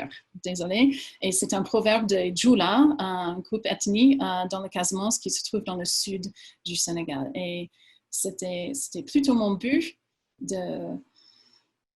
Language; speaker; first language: French; non-native, fluent; English